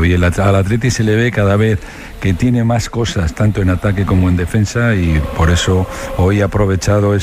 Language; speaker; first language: Spanish; native; Spanish